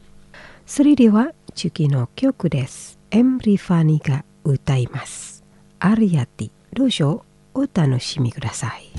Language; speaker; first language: Japanese; non-native, fluent; Indonesian